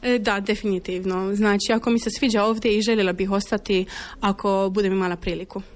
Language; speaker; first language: Croatian; non-native, fluent; Polish